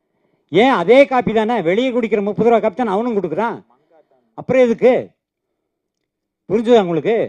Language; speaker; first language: Tamil; native; Tamil